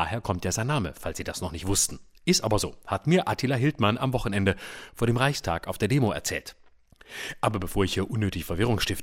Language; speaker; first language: German; native; German